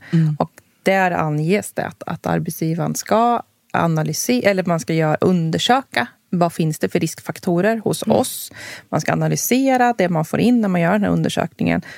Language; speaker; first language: Swedish; native; Swedish